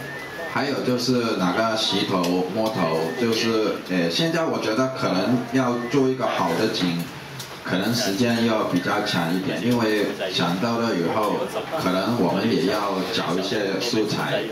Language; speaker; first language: Chinese; non-native, local second language; Cantonese